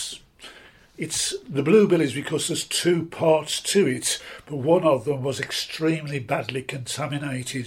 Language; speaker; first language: English; native; English